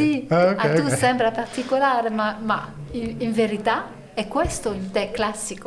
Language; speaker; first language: Italian; non-native, learner; French